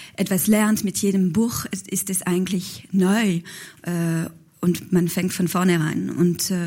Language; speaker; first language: German; non-native, local second language; French